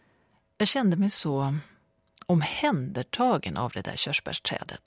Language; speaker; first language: Swedish; native; Swedish